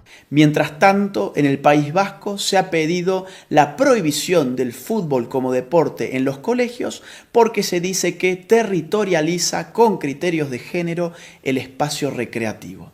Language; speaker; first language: Spanish; native; Spanish